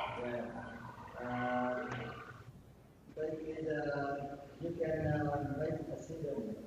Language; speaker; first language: English; non-native, learner; Vietnamese